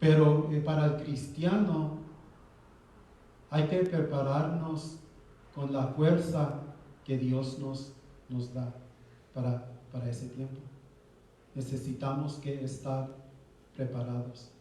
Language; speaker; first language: Spanish; early bilingual, heritage; Spanish